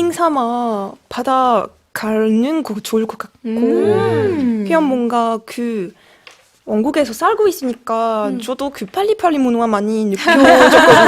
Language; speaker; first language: Korean; non-native, fluent; French